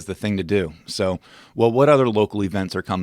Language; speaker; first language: English; native; English